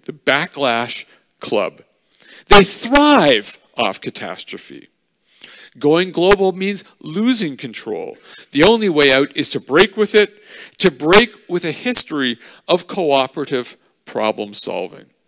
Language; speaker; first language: English; native; English